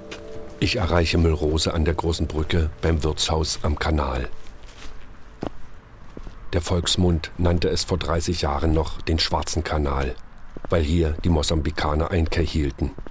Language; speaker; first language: German; native; German